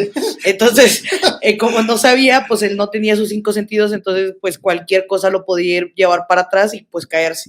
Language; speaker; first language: Spanish; native; Spanish